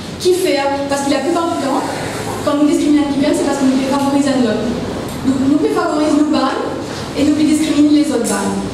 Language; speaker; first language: French; non-native, local second language; Morisyen